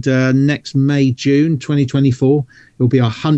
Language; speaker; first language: English; native; English